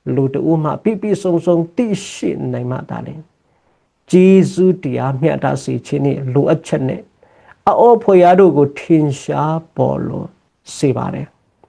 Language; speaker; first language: Burmese; non-native, local second language; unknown